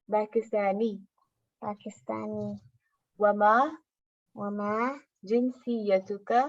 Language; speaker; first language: Arabic; non-native, learner; Urdu